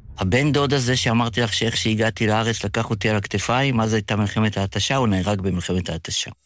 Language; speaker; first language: Hebrew; early bilingual, other home language; Yiddish